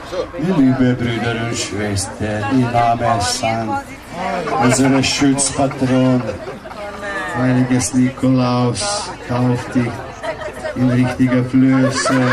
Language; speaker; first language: German; non-native, learner; Slovenian